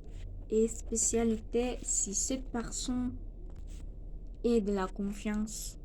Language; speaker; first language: French; non-native, learner; Spanish